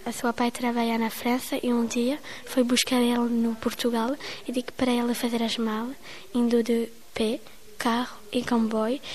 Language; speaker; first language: Portuguese; early bilingual, heritage; French